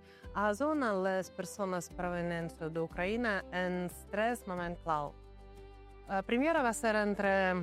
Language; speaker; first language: Catalan; non-native, learner; Ukrainian